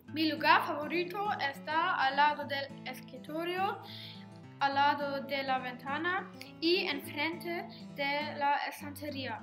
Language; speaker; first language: Spanish; non-native, learner; German